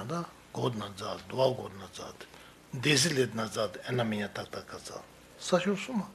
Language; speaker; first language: Russian; non-native, learner; Tibetan